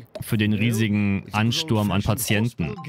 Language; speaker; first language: German; native; German